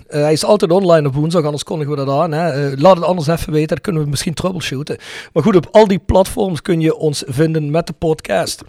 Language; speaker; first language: Dutch; native; Dutch